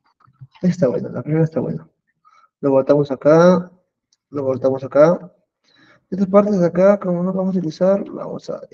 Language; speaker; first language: Spanish; native; Spanish